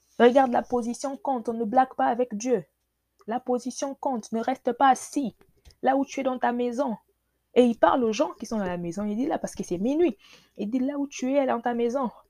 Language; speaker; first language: French; non-native, local second language; Lingala